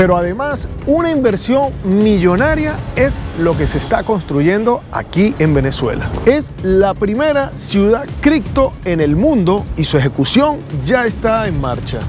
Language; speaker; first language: Spanish; native; Spanish